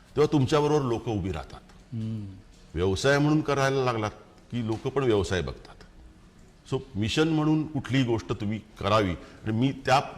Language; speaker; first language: Marathi; native; Marathi